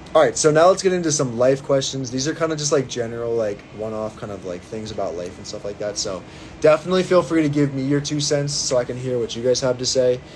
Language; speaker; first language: English; native; English